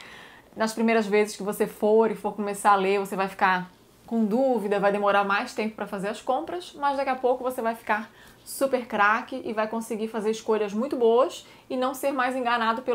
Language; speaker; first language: Portuguese; native; Portuguese